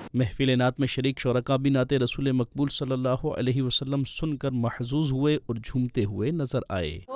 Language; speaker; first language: Urdu; native; Urdu